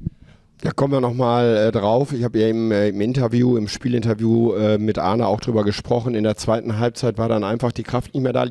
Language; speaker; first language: German; native; German